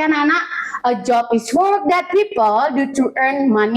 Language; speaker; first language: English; non-native, learner; Indonesian